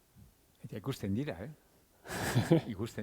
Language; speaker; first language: Basque; non-native, local second language; Spanish